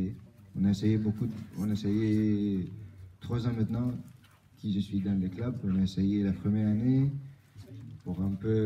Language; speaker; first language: French; non-native, learner; Albanian